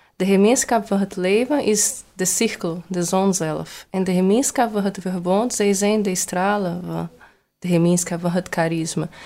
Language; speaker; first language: Dutch; non-native, fluent; Portuguese